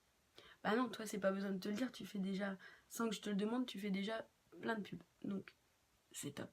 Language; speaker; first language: French; native; French